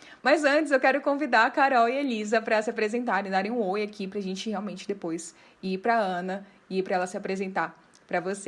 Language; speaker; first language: Portuguese; native; Portuguese